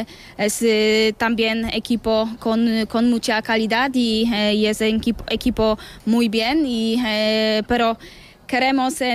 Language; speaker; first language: Spanish; non-native, learner; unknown